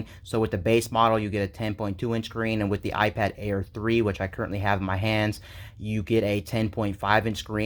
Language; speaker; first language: English; native; English